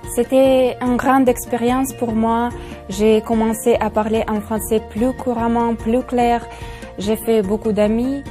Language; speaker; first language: French; non-native, fluent; Russian